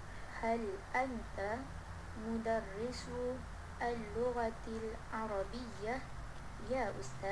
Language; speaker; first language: Arabic; non-native, learner; Malay